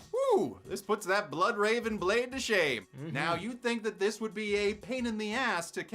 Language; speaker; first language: English; native; English